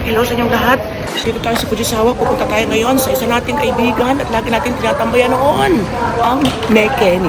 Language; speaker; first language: Filipino; native; Filipino